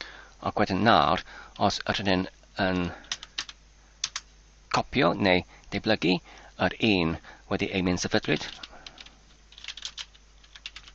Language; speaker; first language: Welsh; non-native, learner; English